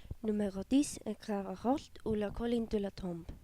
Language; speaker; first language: French; non-native, learner; Icelandic